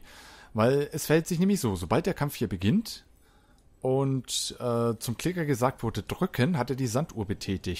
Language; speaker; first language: German; native; German